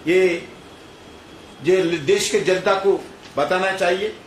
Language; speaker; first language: Hindi; non-native, local second language; Telugu